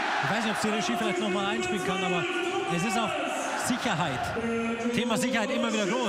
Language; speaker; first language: German; native; German